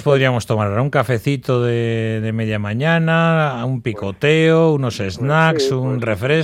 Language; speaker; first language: Spanish; native; Spanish